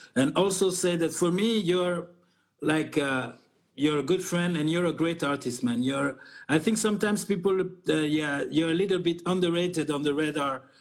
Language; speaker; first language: English; non-native, fluent; Portuguese